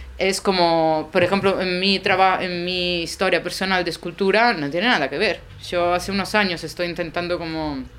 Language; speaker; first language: Spanish; non-native, fluent; Italian